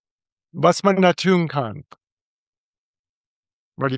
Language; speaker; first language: German; non-native, fluent; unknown